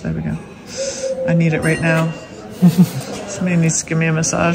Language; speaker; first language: English; native; English